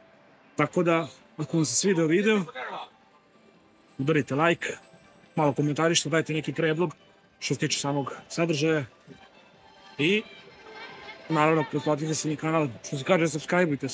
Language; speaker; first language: Bosnian; native; Bosnian